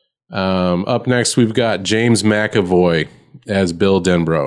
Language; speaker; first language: English; native; English